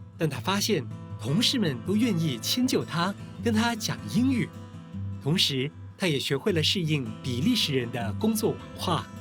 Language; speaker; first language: Chinese; native; Chinese